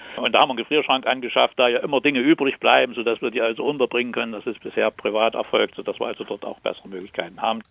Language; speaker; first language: German; native; German